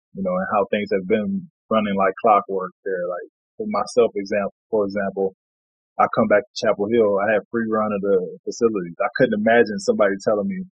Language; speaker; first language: English; native; English